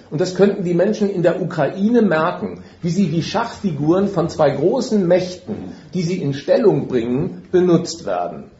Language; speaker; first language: German; native; German